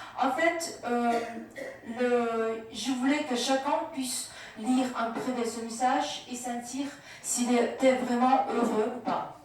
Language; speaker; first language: French; non-native, fluent; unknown